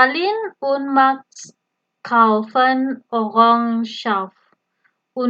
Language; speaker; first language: German; non-native, fluent; Indonesian